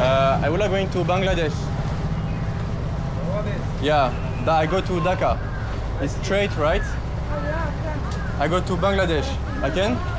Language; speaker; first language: English; non-native, learner; French